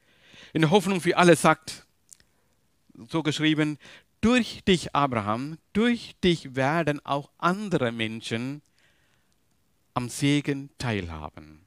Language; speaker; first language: German; non-native, learner; Tamil